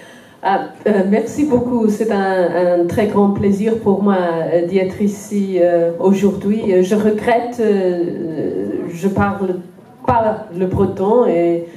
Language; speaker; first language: French; non-native, fluent; Welsh